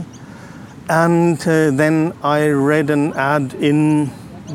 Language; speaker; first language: English; non-native, fluent; German